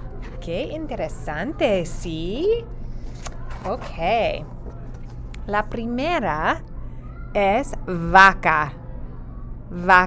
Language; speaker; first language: Spanish; non-native, fluent; English